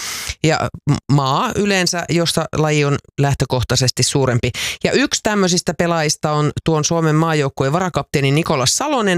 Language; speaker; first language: Finnish; native; Finnish